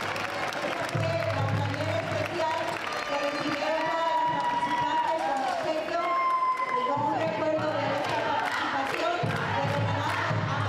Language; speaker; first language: Spanish; native; Spanish